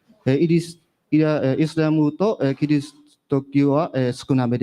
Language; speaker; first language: Japanese; non-native, learner; Burmese